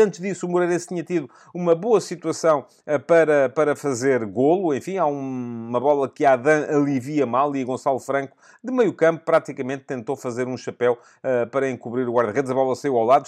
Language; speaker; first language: Portuguese; native; Portuguese